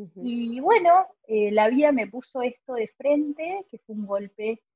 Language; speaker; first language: Spanish; native; Spanish